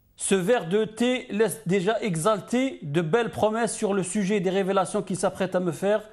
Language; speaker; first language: French; non-native, local second language; Arabic